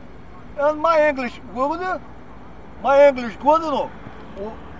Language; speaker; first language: English; non-native, learner; Portuguese